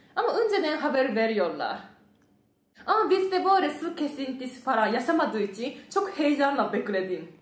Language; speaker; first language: Turkish; non-native, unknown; Japanese